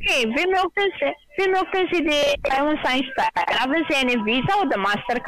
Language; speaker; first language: German; non-native, learner; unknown